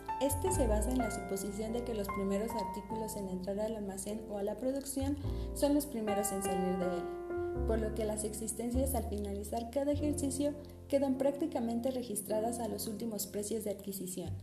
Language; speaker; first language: Spanish; native; Spanish